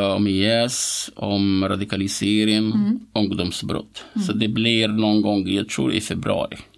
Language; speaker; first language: Swedish; non-native, fluent; Arabic